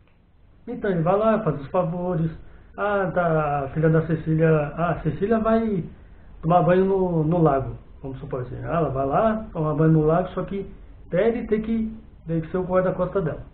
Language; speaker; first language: Portuguese; native; Portuguese